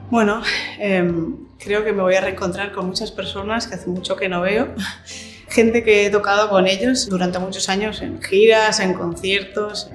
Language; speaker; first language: Spanish; native; Spanish